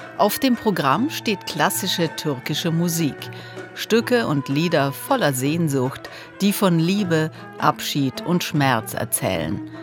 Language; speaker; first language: German; native; German